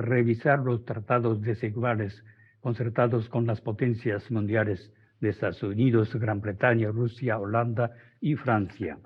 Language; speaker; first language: Spanish; non-native, fluent; Japanese